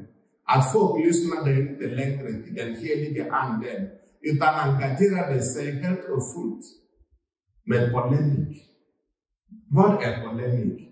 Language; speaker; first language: Swedish; non-native, fluent; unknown